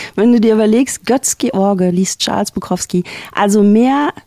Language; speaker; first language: German; native; German